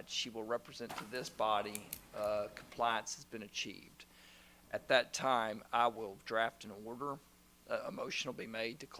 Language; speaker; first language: English; native; English